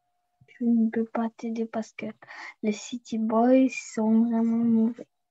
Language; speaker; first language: French; non-native, learner; Russian